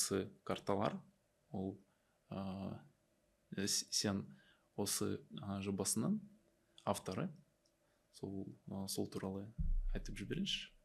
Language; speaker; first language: Kazakh; non-native, learner; Russian